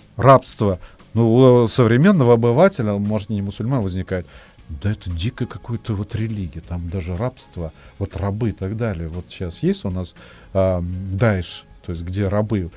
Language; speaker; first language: Russian; non-native, local second language; Tatar